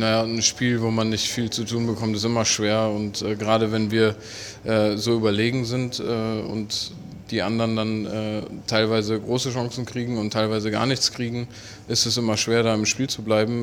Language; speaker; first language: German; native; German